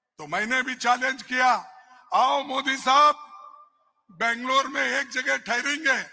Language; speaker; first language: Hindi; non-native, local second language; Kannada